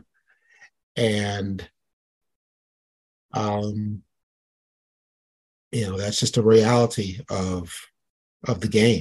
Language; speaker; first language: English; native; English